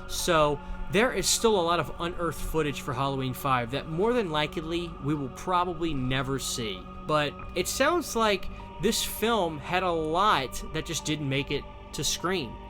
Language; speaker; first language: English; native; English